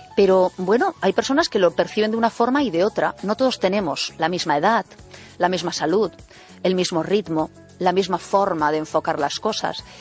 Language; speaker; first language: Spanish; native; Spanish